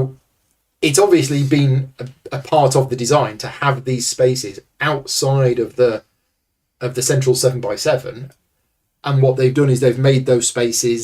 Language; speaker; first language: English; native; English